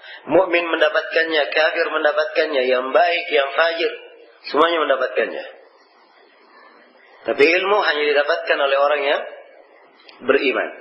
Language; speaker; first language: Indonesian; native; Indonesian